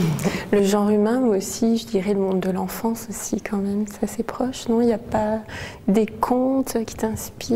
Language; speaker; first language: French; native; French